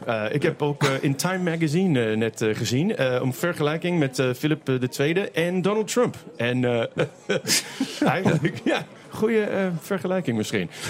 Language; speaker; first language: Dutch; non-native, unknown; English